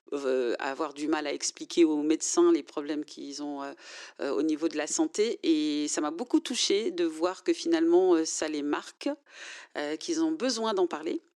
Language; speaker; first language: French; non-native, fluent; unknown